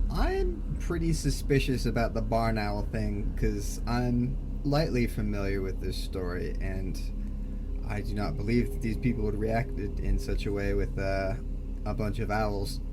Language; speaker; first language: English; native; English